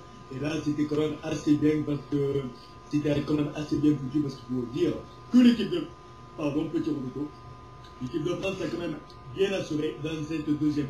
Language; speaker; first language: French; native; French